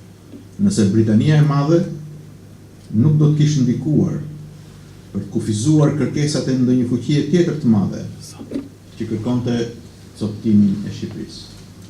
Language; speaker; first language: Albanian; native; Albanian